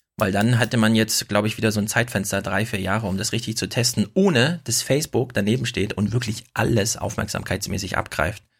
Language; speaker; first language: German; native; German